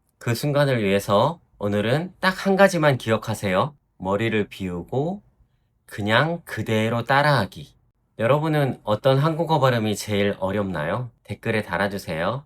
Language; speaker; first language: Korean; native; Korean